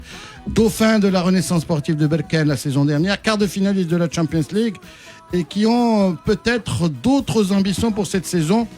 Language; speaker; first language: French; non-native, local second language; Arabic